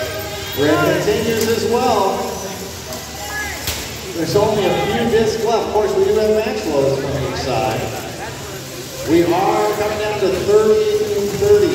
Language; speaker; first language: English; native; English